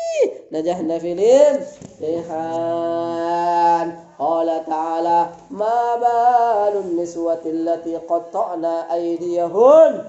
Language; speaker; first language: Arabic; non-native, fluent; Indonesian